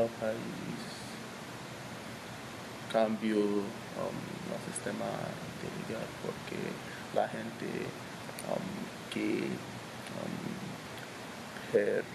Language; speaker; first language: Spanish; non-native, learner; English